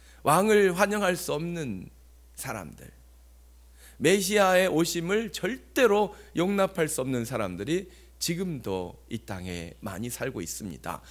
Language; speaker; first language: Korean; native; Korean